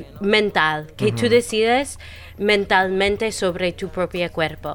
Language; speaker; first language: Spanish; non-native, fluent; English